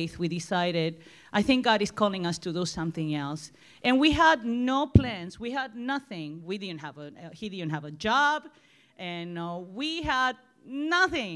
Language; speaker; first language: English; non-native, fluent; Spanish